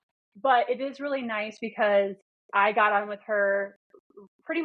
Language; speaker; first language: English; native; English